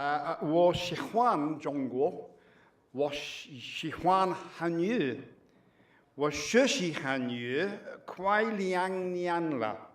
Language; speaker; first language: Chinese; non-native, learner; English